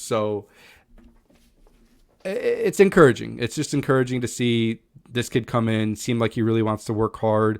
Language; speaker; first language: English; native; English